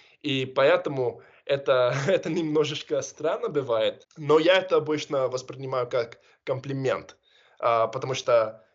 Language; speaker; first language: Russian; non-native, fluent; English